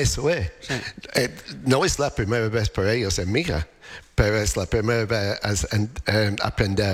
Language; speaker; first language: Spanish; non-native, fluent; English